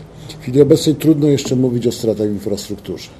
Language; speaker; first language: Polish; native; Polish